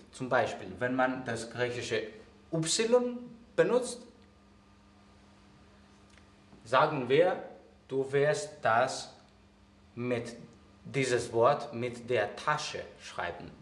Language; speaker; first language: German; non-native, fluent; Greek